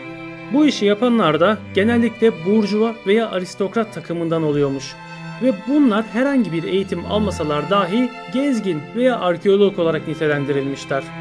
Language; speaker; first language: Turkish; native; Turkish